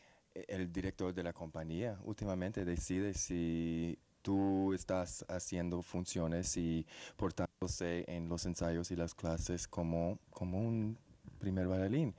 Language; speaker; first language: Spanish; non-native, fluent; English